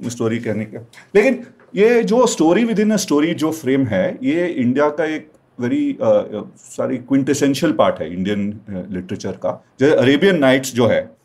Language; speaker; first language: Hindi; non-native, local second language; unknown